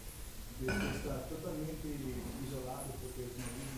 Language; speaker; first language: Spanish; non-native, learner; Portuguese